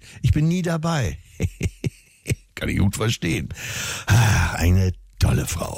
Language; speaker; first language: German; native; German